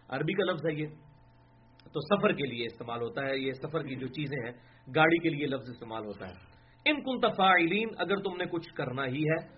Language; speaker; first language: Urdu; non-native, local second language; Punjabi